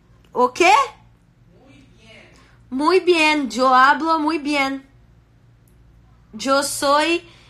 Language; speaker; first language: Spanish; non-native, learner; Portuguese